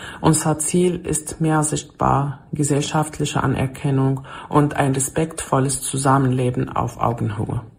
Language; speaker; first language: German; non-native, fluent; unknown